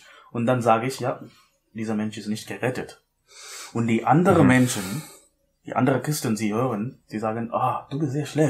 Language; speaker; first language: German; non-native, learner; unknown